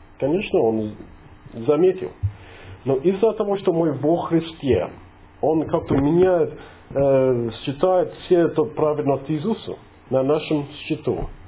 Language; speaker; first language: Russian; non-native, fluent; English